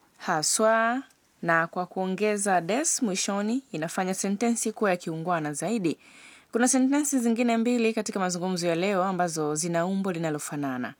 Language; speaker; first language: Swahili; native; Swahili